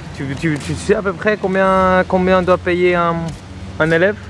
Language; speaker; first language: French; native; French